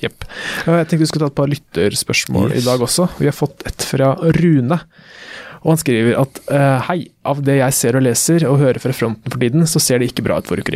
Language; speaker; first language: Norwegian; native; Norwegian